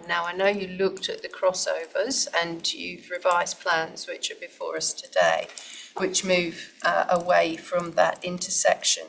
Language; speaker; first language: English; native; English